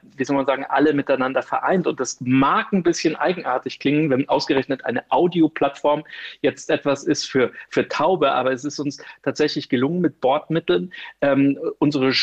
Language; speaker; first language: German; native; German